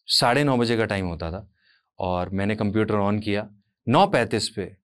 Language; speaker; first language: Hindi; native; Hindi